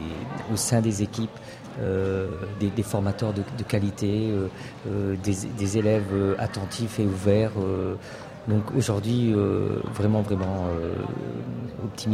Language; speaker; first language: French; native; French